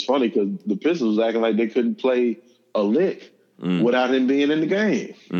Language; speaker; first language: English; native; English